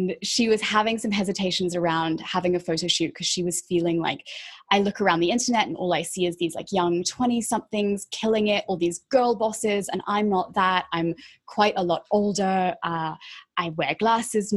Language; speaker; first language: English; native; English